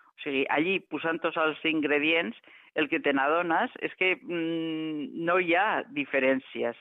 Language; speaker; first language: Catalan; non-native, local second language; Spanish